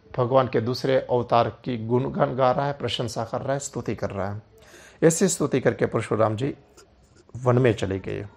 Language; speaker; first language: Hindi; non-native, local second language; Gujarati